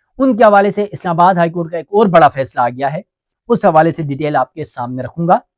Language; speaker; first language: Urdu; non-native, local second language; Shina